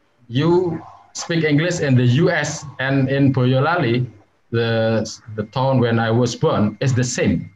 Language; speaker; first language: English; non-native, fluent; Javanese